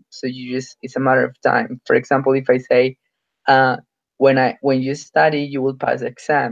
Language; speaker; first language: English; non-native, fluent; Spanish